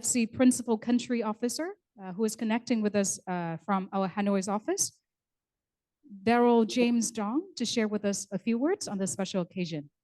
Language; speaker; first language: English; non-native, local second language; Vietnamese